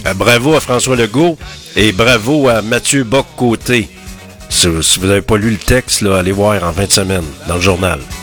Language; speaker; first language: French; native; French